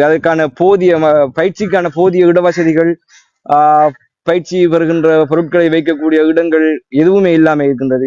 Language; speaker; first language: Tamil; native; Tamil